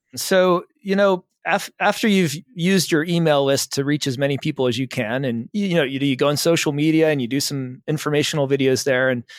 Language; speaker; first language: English; native; English